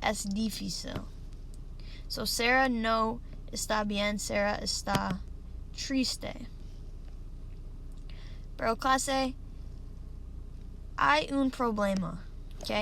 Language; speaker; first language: Spanish; non-native, learner; English